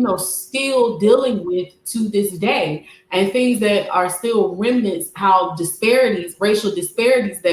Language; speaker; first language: English; native; English